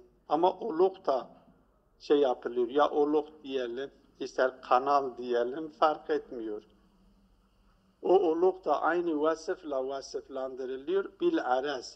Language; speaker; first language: Turkish; native; Turkish